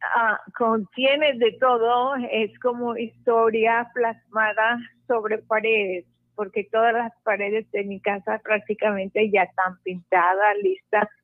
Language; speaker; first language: Spanish; non-native, fluent; Arabic